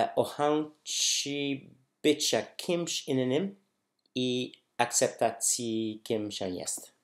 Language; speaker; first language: Polish; non-native, learner; English